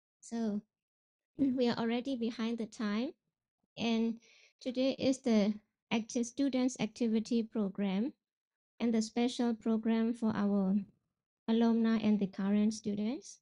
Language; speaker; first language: English; non-native, fluent; Burmese